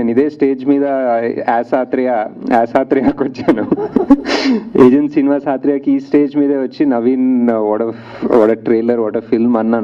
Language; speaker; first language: Telugu; native; Telugu